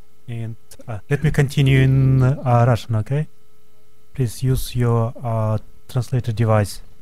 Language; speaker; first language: English; non-native, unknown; Kyrgyz